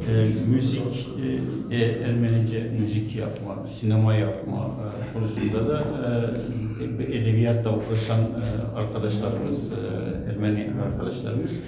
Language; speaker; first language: Turkish; native; Turkish